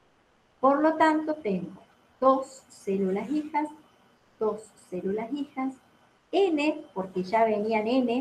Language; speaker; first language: Spanish; native; Spanish